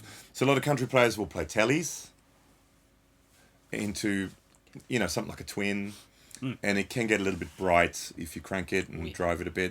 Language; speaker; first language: English; native; English